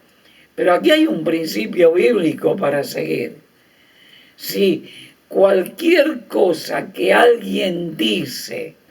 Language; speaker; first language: Spanish; native; Spanish